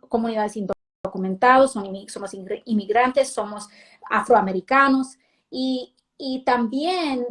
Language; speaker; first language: Spanish; early bilingual, heritage; Spanish